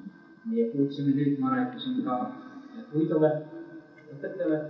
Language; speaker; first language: Finnish; non-native, learner; Estonian